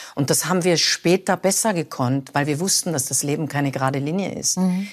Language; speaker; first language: German; native; German